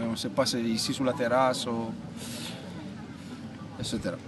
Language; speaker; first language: French; non-native, fluent; Italian